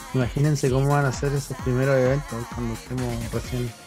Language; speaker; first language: Spanish; native; Spanish